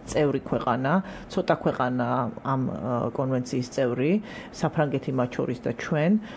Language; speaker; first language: Georgian; native; Georgian